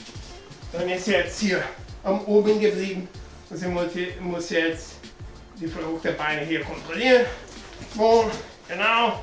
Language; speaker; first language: German; non-native, learner; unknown